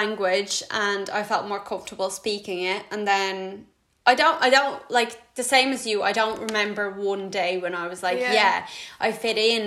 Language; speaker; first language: English; early bilingual, other home language; Latvian